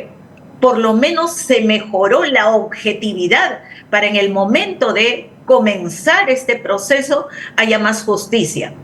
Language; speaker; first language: Spanish; native; Spanish